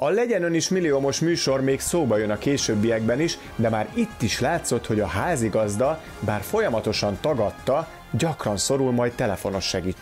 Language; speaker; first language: Hungarian; native; Hungarian